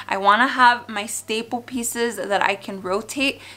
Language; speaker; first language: English; native; English